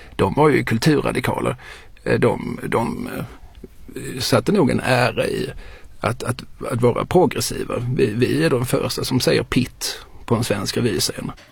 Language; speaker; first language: Swedish; native; Swedish